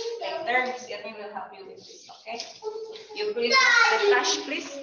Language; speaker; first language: English; non-native, learner; Indonesian